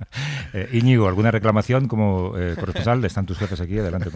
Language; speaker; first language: Spanish; native; Spanish